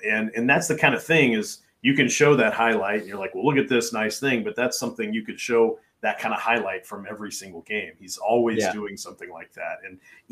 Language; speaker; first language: English; native; English